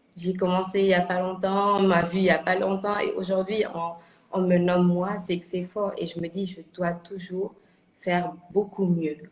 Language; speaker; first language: French; native; French